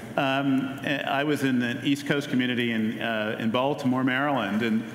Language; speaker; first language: English; native; English